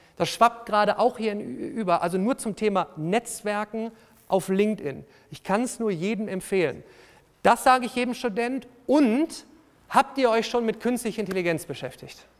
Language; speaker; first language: German; native; German